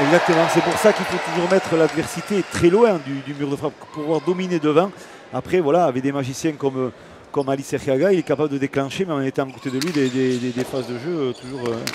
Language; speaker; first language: French; native; French